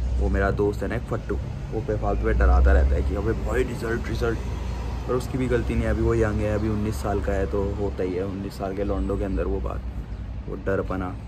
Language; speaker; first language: Hindi; native; Hindi